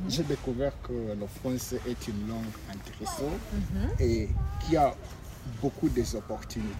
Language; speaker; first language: French; non-native, learner; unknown